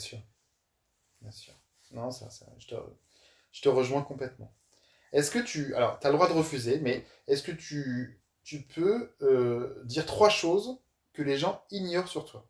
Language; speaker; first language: French; native; French